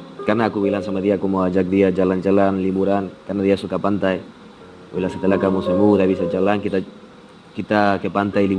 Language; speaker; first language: Indonesian; non-native, fluent; Spanish